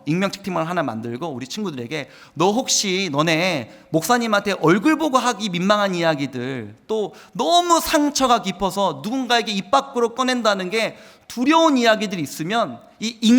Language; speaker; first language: Korean; native; Korean